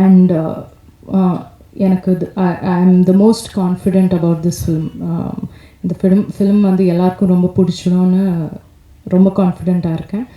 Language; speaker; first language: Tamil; non-native, local second language; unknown